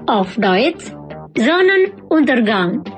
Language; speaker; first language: German; non-native, fluent; Indonesian